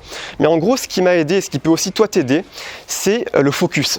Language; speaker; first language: French; native; French